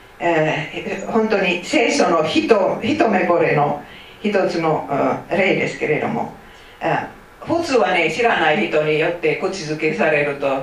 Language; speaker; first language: Japanese; non-native, fluent; Finnish